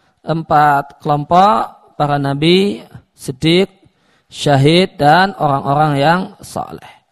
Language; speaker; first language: Indonesian; native; Indonesian